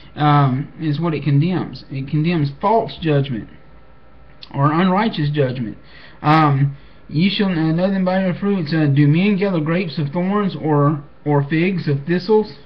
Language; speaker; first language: English; native; English